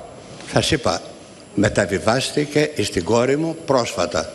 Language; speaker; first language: Greek; native; Greek